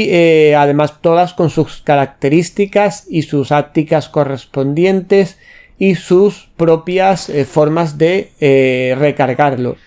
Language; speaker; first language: Spanish; native; Spanish